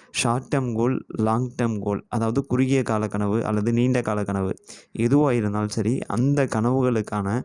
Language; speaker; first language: Tamil; native; Tamil